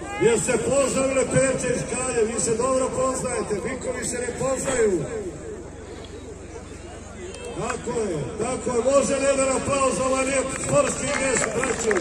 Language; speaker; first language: Bosnian; native; Bosnian